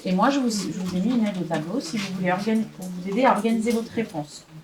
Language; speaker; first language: French; native; French